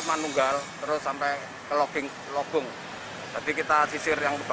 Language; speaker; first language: Indonesian; native; Indonesian